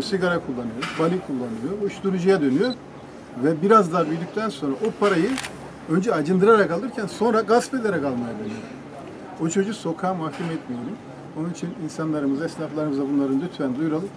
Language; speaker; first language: Turkish; native; Turkish